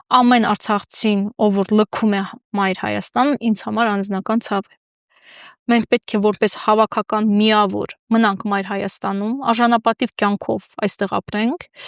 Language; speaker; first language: Armenian; native; Armenian